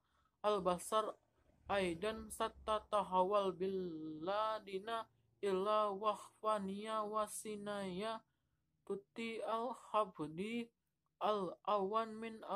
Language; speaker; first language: Arabic; non-native, learner; Indonesian